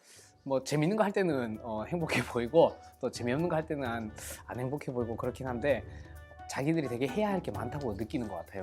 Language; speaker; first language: Korean; native; Korean